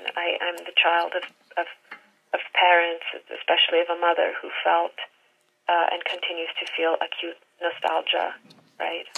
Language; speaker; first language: English; native; English